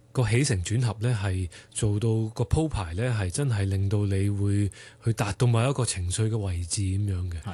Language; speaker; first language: Cantonese; native; Cantonese